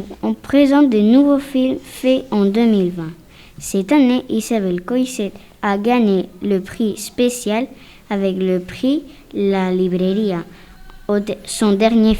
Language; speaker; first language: French; non-native, learner; Spanish